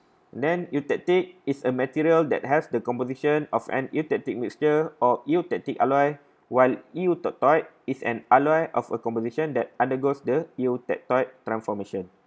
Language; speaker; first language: English; non-native, local second language; Malay